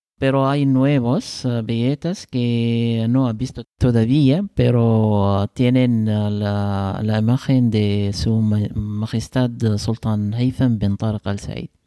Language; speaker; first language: Spanish; non-native, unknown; Arabic